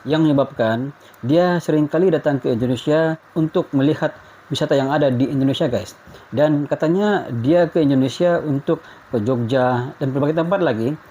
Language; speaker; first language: Malay; native; Malay